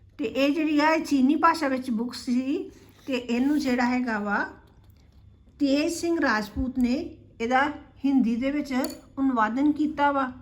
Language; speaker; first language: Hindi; non-native, local second language; Punjabi